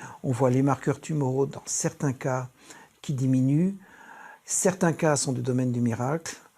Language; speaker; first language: French; native; French